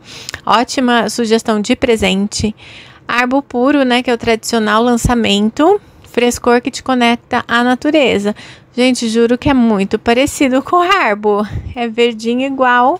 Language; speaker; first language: Portuguese; native; Portuguese